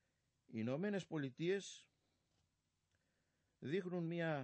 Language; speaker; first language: Greek; native; Greek